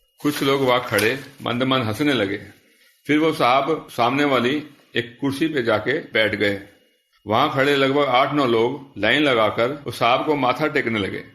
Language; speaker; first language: Hindi; native; Hindi